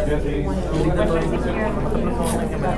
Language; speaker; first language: Spanish; non-native, local second language; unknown